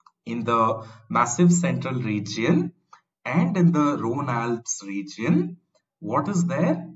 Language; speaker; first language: English; non-native, local second language; Tamil